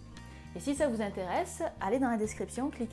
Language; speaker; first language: French; native; French